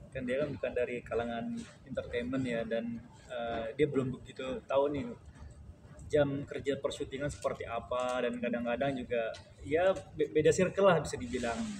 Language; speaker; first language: Indonesian; native; Indonesian